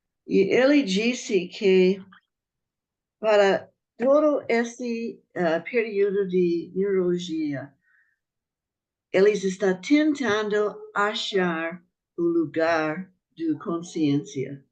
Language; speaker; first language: Portuguese; non-native, fluent; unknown